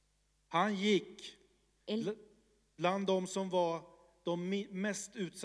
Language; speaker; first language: Swedish; early bilingual, other home language; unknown